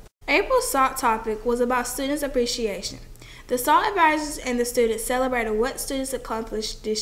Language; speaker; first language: English; native; English